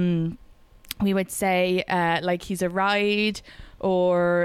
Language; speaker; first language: English; native; English